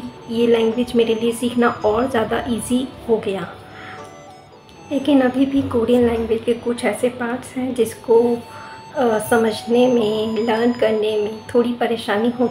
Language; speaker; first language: Hindi; native; Hindi